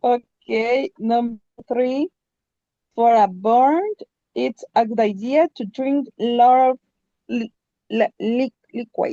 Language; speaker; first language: English; non-native, learner; Spanish